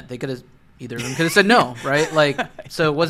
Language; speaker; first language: English; native; English